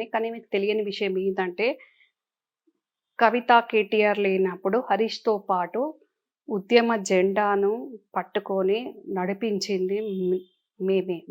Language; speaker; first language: Telugu; native; Telugu